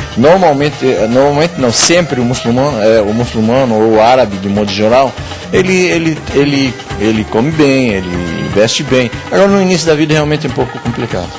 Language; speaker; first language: Portuguese; early bilingual, other home language; Arabic